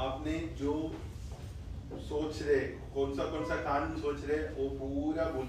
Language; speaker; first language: Hindi; non-native, fluent; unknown